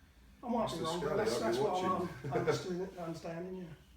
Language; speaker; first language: English; native; English